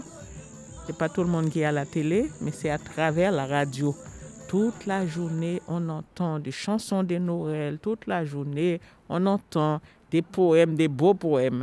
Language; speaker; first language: French; non-native, fluent; Haitian Creole